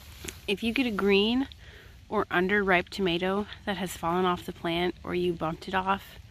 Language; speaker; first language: English; native; English